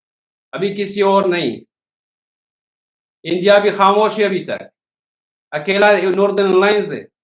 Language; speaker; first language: Hindi; non-native, learner; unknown